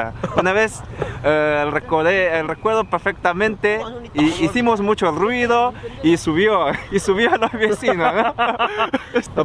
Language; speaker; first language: Spanish; non-native, fluent; Chinese